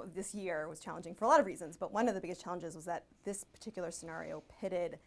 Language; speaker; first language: English; early bilingual, other home language; Spanish